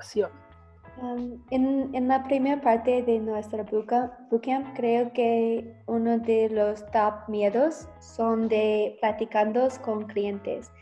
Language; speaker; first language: Spanish; non-native, learner; English